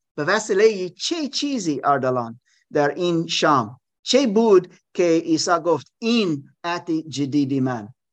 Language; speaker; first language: Persian; non-native, learner; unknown